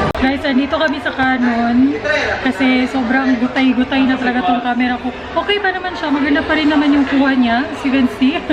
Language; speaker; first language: Filipino; non-native, local second language; Cebuano